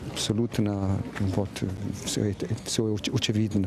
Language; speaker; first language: Russian; non-native, fluent; Italian